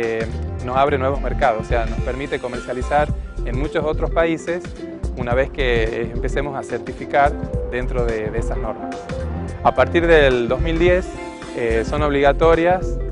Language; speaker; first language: Spanish; native; Spanish